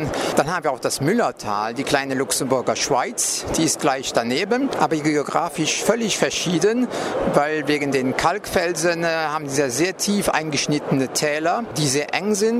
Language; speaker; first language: German; non-native, local second language; Luxembourgish